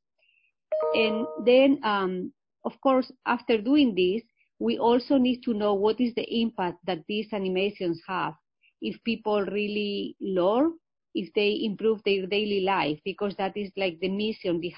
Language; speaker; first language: English; non-native, fluent; Spanish